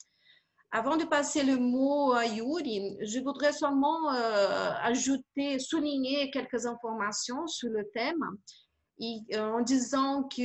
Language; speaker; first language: French; non-native, fluent; Portuguese